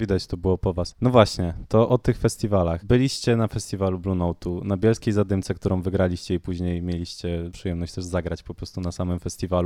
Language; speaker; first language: Polish; native; Polish